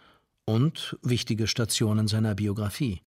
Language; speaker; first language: German; native; German